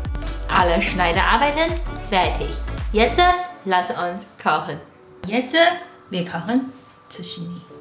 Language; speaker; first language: German; non-native, learner; Chinese